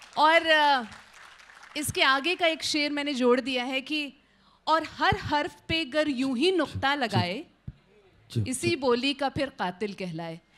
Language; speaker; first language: Hindi; native; Hindi